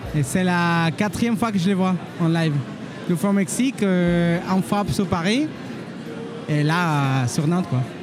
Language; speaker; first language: French; non-native, fluent; Spanish